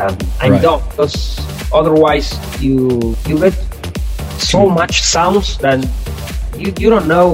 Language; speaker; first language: English; non-native, fluent; Spanish